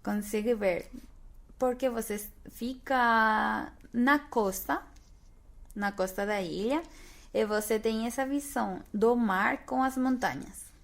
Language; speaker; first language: Portuguese; non-native, fluent; Spanish